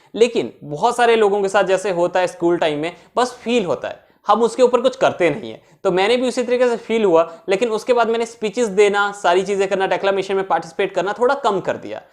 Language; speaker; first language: Hindi; native; Hindi